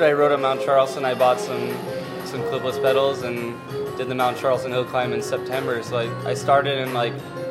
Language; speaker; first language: English; native; English